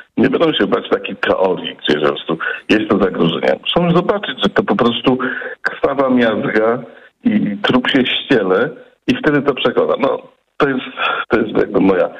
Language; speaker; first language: Polish; native; Polish